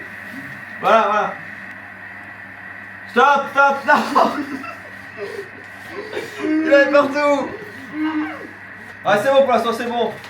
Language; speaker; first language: French; native; French